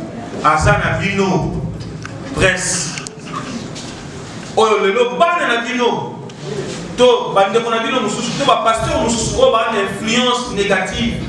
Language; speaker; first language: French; non-native, local second language; Lingala